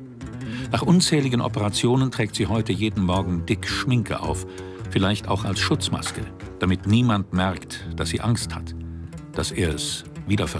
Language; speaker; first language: German; native; German